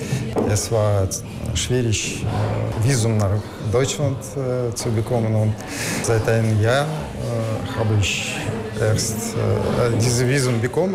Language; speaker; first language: German; non-native, learner; Russian